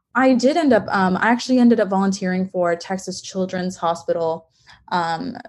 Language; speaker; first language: English; native; English